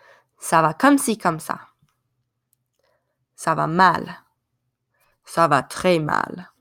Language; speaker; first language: French; non-native, fluent; English